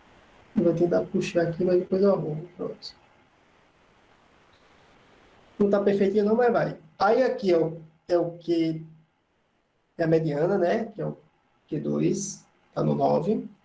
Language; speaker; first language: Portuguese; native; Portuguese